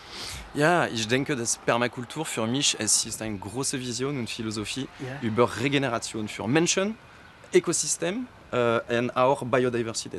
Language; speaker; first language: German; non-native, learner; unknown